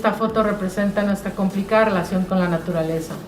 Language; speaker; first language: Spanish; native; Spanish